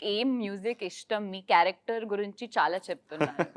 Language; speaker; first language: Telugu; non-native, learner; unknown